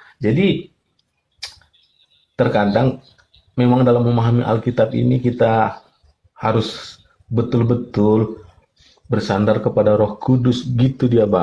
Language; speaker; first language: Indonesian; native; Indonesian